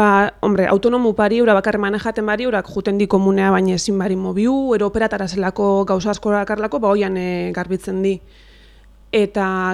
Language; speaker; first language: Basque; native; Basque